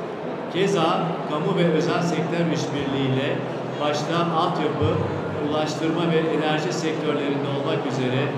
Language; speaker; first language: Turkish; native; Turkish